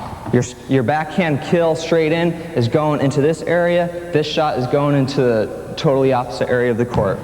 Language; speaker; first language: English; native; English